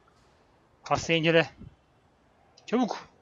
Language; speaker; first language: Turkish; native; Turkish